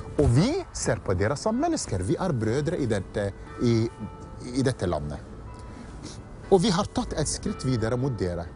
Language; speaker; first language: Norwegian; non-native, fluent; Arabic